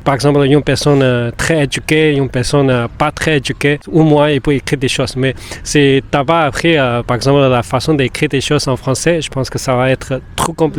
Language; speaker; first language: French; non-native, fluent; Spanish